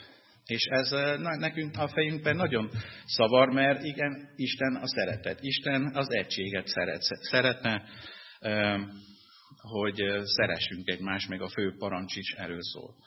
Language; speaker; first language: Hungarian; non-native, fluent; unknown